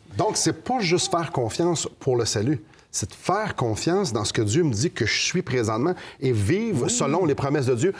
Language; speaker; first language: French; native; French